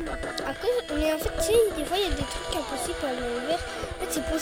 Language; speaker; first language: French; native; French